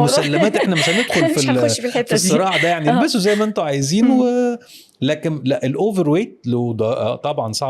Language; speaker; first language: Arabic; native; Arabic